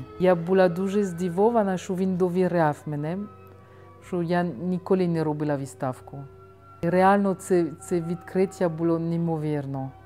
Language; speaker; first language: Ukrainian; non-native, fluent; French